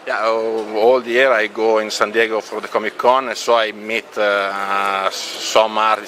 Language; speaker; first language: English; non-native, learner; Italian